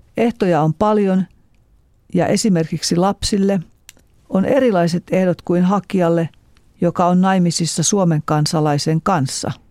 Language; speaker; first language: Finnish; native; Finnish